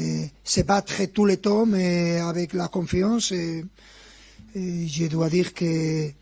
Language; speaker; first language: French; non-native, fluent; Spanish